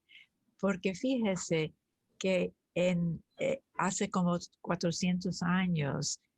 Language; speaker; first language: Spanish; early bilingual, other home language; German